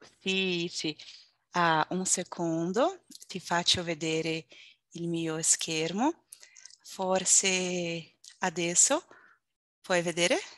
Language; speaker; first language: Italian; non-native, learner; Portuguese